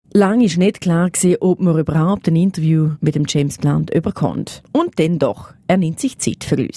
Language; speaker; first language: German; native; German